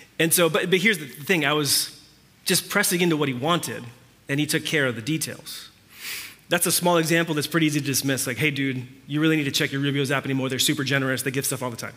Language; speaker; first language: English; early bilingual, other home language; Spanish